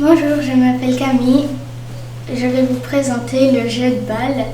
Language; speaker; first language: French; native; French